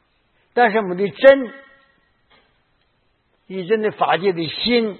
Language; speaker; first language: Chinese; native; Chinese